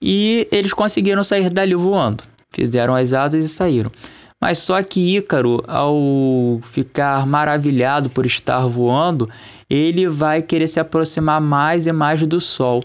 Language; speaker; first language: Portuguese; native; Portuguese